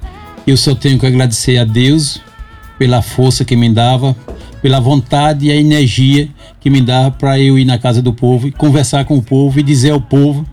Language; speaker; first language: Portuguese; native; Portuguese